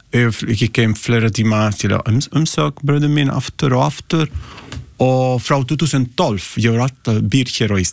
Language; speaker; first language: Icelandic; non-native, learner; Italian